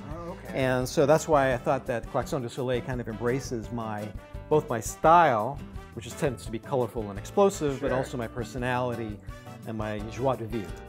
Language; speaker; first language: English; non-native, fluent; Arabic